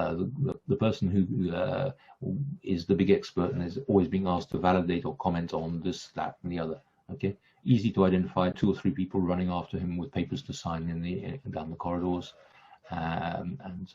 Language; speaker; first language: English; non-native, fluent; French